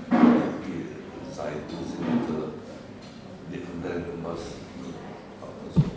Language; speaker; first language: German; non-native, learner; Czech